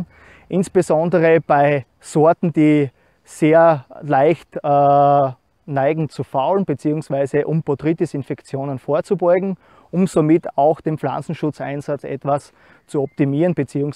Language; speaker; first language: German; native; German